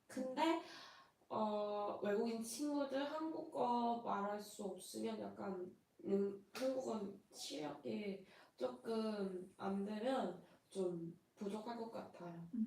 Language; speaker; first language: Korean; non-native, fluent; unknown